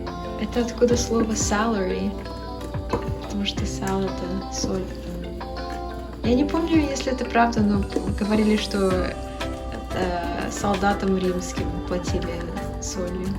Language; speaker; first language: Russian; early bilingual, heritage; Russian